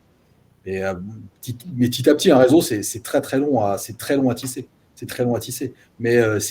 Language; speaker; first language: French; native; French